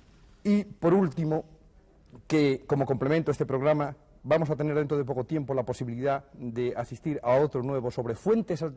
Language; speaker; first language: Spanish; native; Spanish